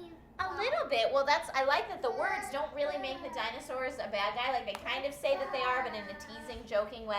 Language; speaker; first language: English; native; English